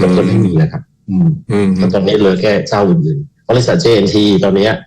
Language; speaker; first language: Thai; non-native, fluent; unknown